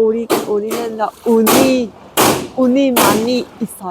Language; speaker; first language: Korean; non-native, learner; Vietnamese